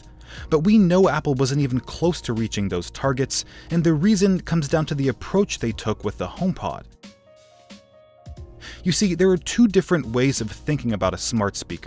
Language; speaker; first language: English; native; English